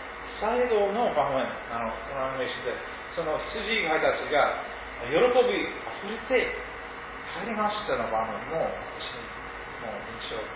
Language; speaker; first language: Japanese; non-native, fluent; English